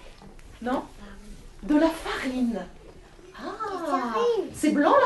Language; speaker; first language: French; native; French